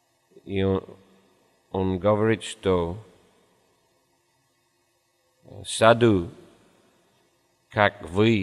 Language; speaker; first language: Russian; non-native, fluent; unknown